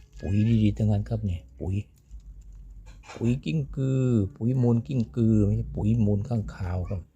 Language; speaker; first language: Thai; native; Thai